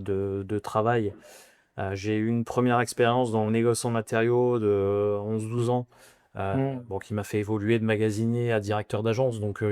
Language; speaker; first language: French; native; French